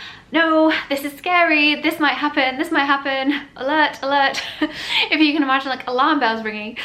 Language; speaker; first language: English; native; English